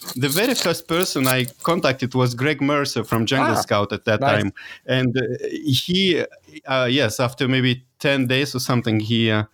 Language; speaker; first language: English; non-native, fluent; Lithuanian